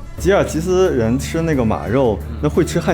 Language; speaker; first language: Chinese; native; Chinese